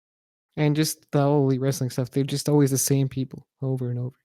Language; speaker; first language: English; native; English